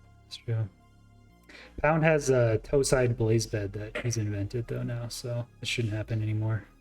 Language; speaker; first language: English; native; English